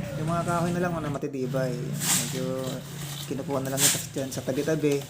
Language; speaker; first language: Filipino; non-native, local second language; Iloko